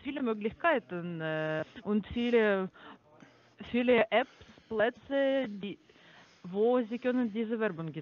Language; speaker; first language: German; non-native, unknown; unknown